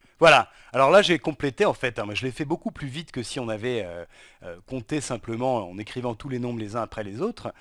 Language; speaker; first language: French; native; French